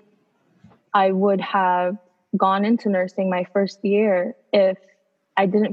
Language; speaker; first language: English; native; English